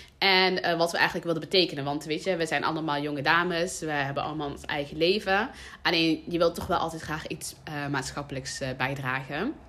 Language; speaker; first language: Dutch; early bilingual, other home language; Somali